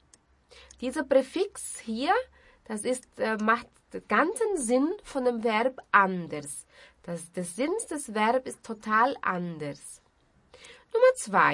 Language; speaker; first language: German; non-native, fluent; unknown